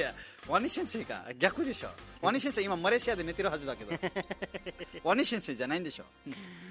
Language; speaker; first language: Japanese; non-native, fluent; Nepali